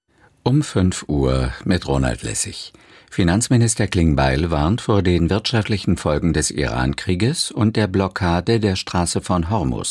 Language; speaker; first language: German; native; German